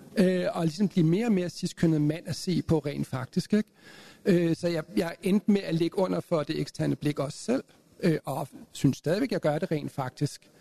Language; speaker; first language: Danish; native; Danish